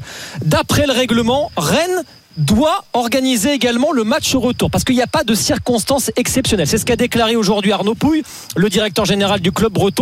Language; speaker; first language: French; native; French